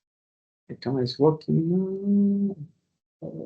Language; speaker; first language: English; non-native, fluent; Spanish